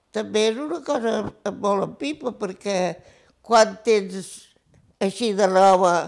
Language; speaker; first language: Catalan; native; Catalan